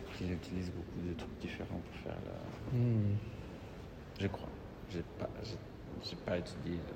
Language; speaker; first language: French; non-native, learner; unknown